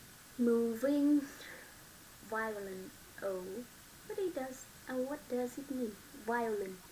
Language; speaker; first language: English; non-native, learner; Vietnamese